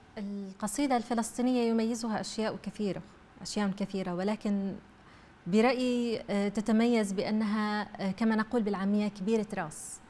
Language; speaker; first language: Arabic; native; Arabic